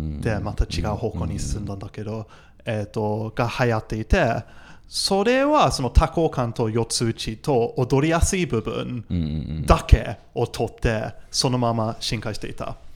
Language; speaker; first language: Japanese; non-native, fluent; English